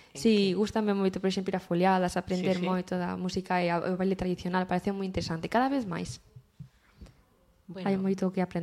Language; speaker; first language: Galician; native; Galician